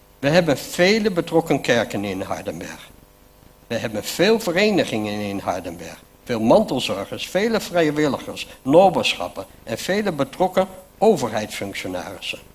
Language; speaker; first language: Dutch; native; Dutch